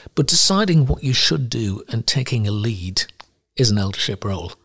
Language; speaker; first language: English; native; English